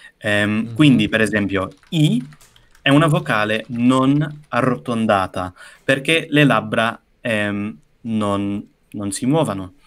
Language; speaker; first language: Italian; non-native, fluent; English